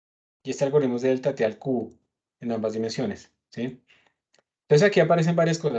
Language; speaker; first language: Spanish; native; Spanish